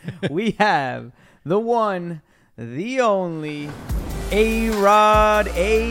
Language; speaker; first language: English; native; English